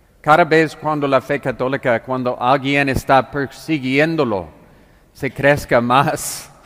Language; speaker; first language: Spanish; non-native, fluent; English